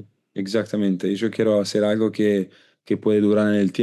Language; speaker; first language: Spanish; non-native, learner; Italian